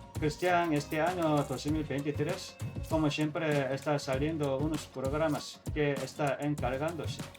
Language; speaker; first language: Spanish; non-native, learner; Korean